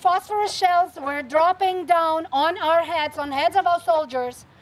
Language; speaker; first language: English; non-native, fluent; Armenian